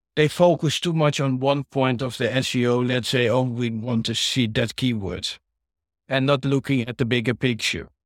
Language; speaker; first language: English; non-native, fluent; Dutch